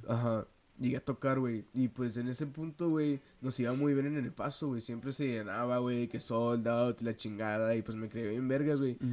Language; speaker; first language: Spanish; early bilingual, heritage; Spanish